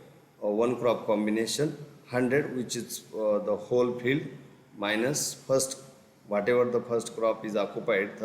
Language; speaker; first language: English; non-native, local second language; Marathi